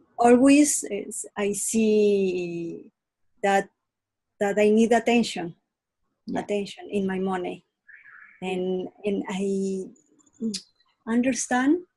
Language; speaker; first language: English; non-native, learner; Spanish